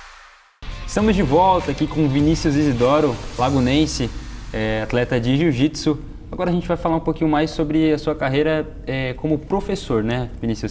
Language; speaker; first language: Portuguese; native; Portuguese